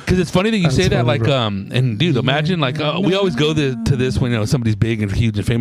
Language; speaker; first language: English; early bilingual, other home language; Spanish